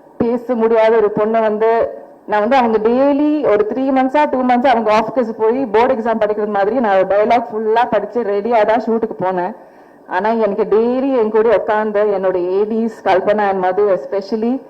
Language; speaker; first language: Tamil; non-native, fluent; Malayalam